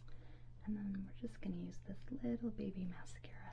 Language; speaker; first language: English; native; English